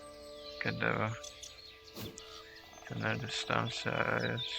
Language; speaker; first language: Spanish; non-native, learner; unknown